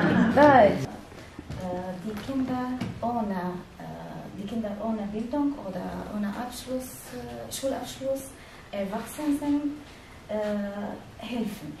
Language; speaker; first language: German; non-native, learner; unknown